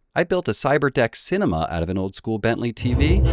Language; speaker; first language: English; native; English